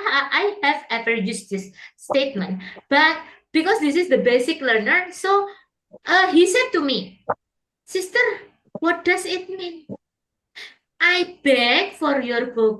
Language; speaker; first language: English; non-native, fluent; Indonesian